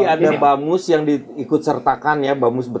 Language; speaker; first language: Indonesian; native; Indonesian